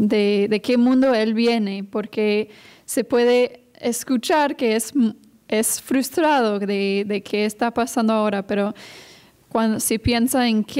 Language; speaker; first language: Spanish; non-native, fluent; English